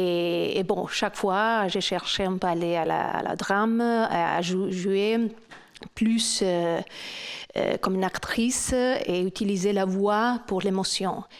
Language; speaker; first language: French; non-native, fluent; Albanian